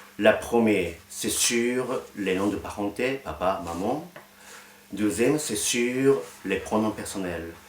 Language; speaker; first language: French; non-native, fluent; Japanese